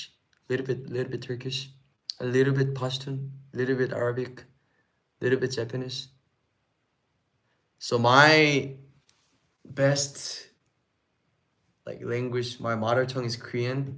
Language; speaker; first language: English; non-native, fluent; Korean